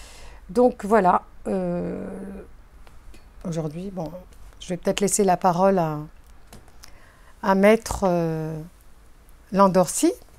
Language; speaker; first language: French; native; French